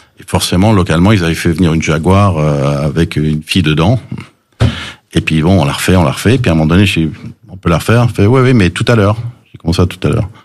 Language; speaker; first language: French; early bilingual, other home language; English